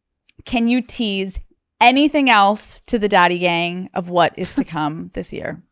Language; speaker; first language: English; native; English